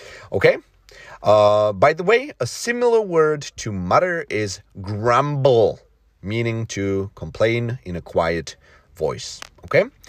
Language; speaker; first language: English; non-native, fluent; Czech